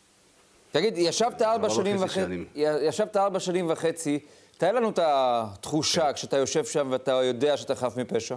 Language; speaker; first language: Hebrew; native; Hebrew